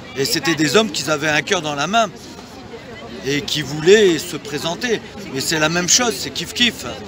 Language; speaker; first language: French; early bilingual, other home language; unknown